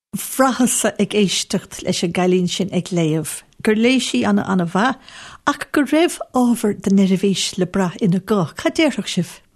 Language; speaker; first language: Irish; native; Irish